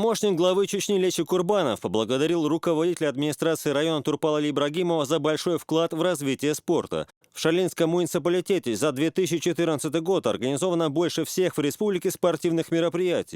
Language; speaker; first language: Russian; native; Russian